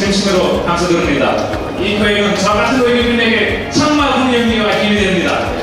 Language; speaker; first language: Korean; non-native, learner; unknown